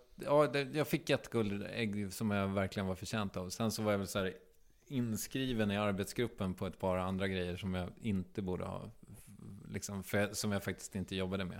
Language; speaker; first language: Swedish; native; Swedish